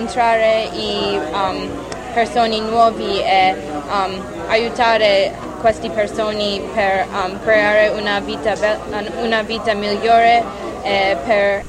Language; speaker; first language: Italian; non-native, learner; English